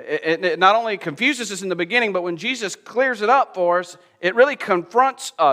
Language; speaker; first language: English; native; English